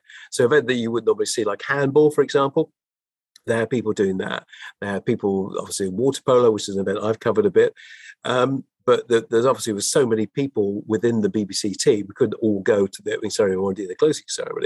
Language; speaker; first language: English; native; English